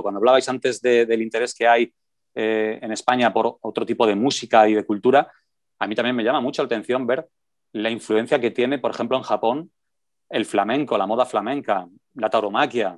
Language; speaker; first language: Spanish; native; Spanish